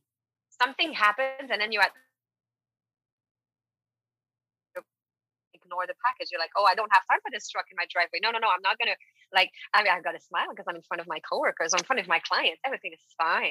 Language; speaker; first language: English; non-native, fluent; French